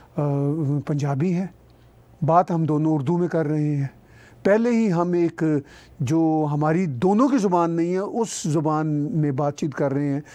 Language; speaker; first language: Urdu; non-native, local second language; Punjabi